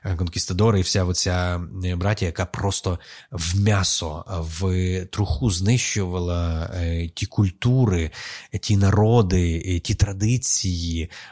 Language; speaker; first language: Ukrainian; native; Ukrainian